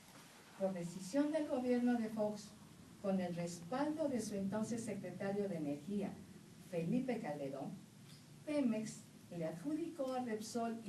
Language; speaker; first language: Spanish; native; Spanish